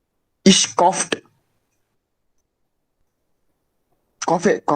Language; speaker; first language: German; non-native, learner; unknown